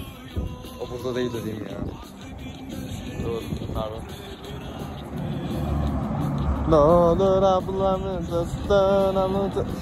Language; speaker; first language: Turkish; native; Turkish